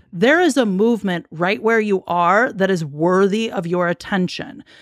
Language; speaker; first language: English; native; English